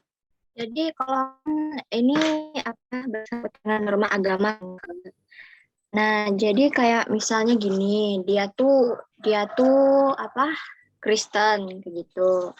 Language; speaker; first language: Indonesian; native; Indonesian